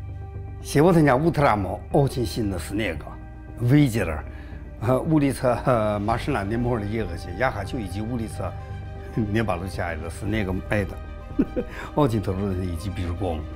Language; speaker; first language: Russian; non-native, learner; Chinese